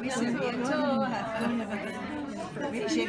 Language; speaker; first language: French; non-native, learner; English